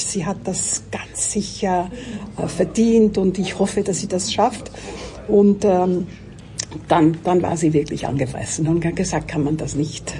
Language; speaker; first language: German; non-native, local second language; French